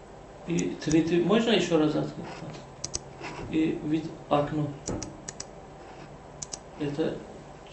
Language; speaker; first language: Russian; non-native, learner; Turkish